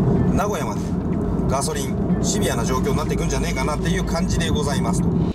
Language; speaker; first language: Japanese; native; Japanese